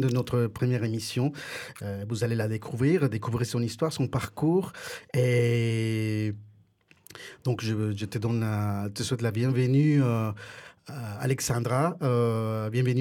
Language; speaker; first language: French; non-native, fluent; Spanish